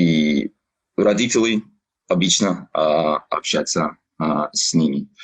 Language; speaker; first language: Russian; non-native, learner; English